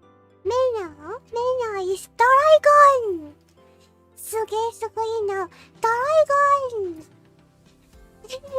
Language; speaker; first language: Japanese; non-native, learner; English